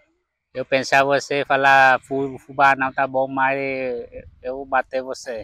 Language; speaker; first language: Portuguese; non-native, learner; Vietnamese